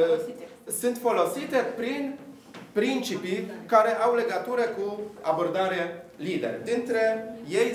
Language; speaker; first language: Romanian; non-native, fluent; Polish